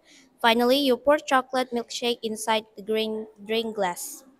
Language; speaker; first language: English; non-native, learner; Indonesian